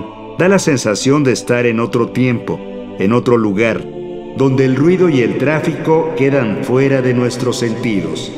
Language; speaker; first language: Spanish; native; Spanish